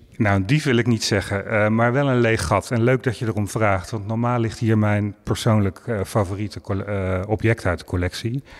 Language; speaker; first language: Dutch; native; Dutch